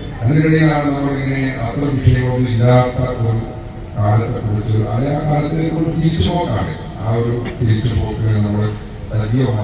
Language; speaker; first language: Malayalam; native; Malayalam